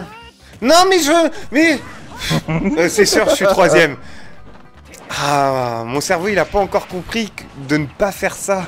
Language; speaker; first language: French; native; French